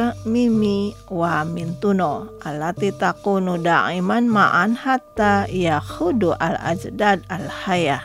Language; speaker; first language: Arabic; non-native, fluent; Indonesian